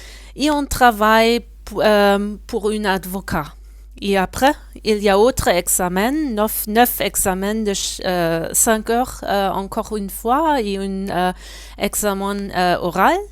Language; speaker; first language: French; non-native, learner; German